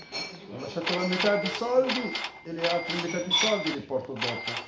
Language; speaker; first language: Italian; non-native, learner; Arabic